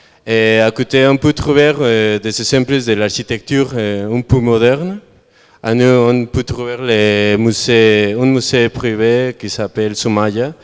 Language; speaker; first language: French; non-native, learner; Spanish